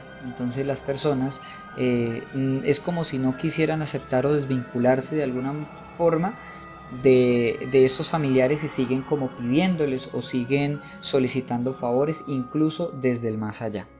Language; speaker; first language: Spanish; native; Spanish